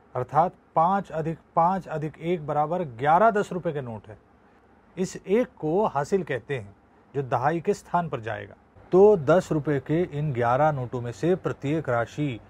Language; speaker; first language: Hindi; non-native, local second language; Marathi